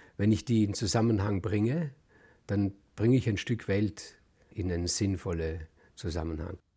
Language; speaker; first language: German; native; German